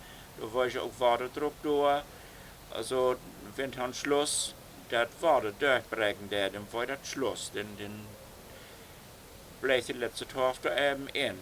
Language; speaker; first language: German; non-native, local second language; Low German